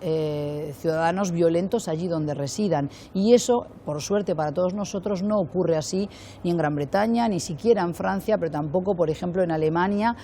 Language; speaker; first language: Spanish; native; Spanish